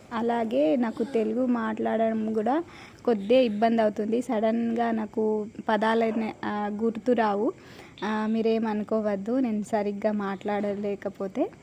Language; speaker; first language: Telugu; non-native, local second language; Marathi